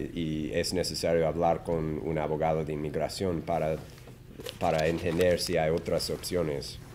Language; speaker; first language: Spanish; non-native, learner; English